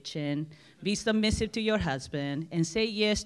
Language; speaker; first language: English; non-native, fluent; Spanish